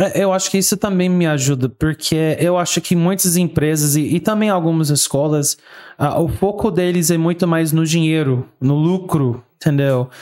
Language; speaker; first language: Portuguese; non-native, fluent; English